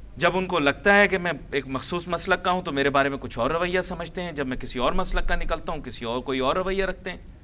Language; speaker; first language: Urdu; non-native, local second language; Punjabi